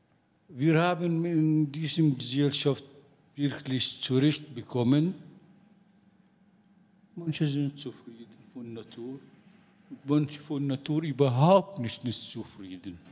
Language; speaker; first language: German; non-native, fluent; Arabic